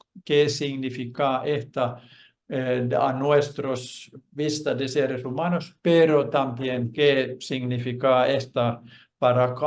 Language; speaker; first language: Spanish; non-native, fluent; Finnish